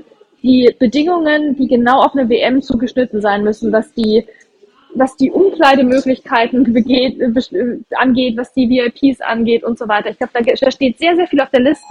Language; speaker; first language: German; native; German